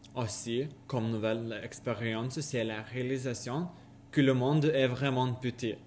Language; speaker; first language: French; non-native, learner; Lithuanian